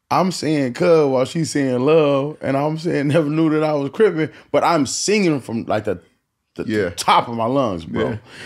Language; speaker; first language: English; native; English